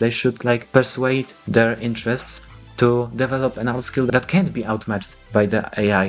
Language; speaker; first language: English; non-native, fluent; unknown